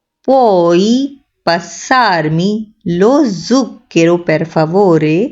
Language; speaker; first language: Italian; non-native, learner; Urdu